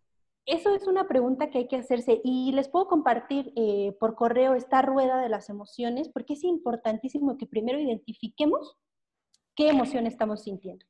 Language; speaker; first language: Spanish; native; Spanish